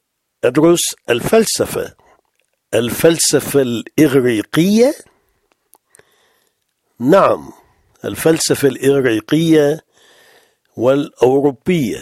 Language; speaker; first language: Arabic; non-native, fluent; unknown